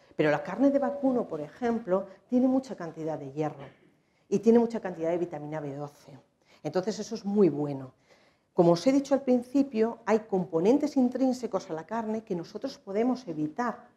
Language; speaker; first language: Spanish; native; Spanish